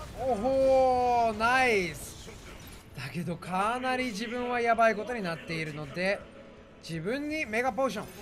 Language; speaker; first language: Japanese; non-native, fluent; English